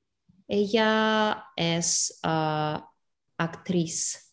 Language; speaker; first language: Spanish; non-native, learner; Russian